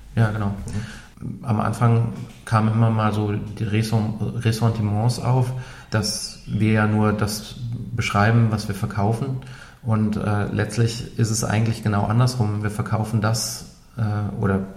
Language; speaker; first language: German; native; German